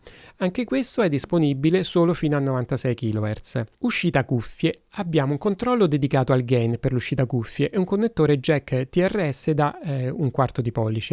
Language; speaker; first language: Italian; native; Italian